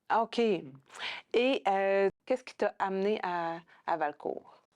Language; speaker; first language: French; native; French